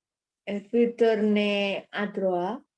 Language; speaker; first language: French; non-native, learner; Indonesian